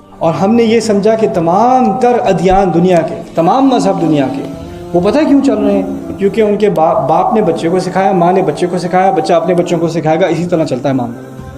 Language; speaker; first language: Urdu; native; Urdu